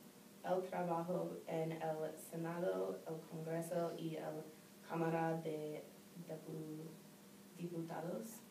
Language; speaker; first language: Spanish; non-native, learner; English